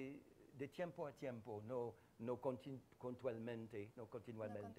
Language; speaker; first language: Spanish; non-native, fluent; French